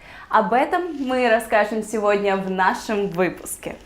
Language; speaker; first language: Russian; native; Russian